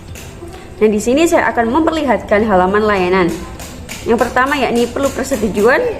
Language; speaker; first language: Indonesian; native; Indonesian